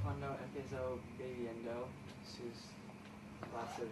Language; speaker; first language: Spanish; non-native, learner; English